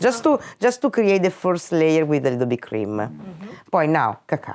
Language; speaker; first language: English; non-native, fluent; Italian